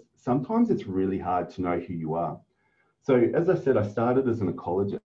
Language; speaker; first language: English; native; English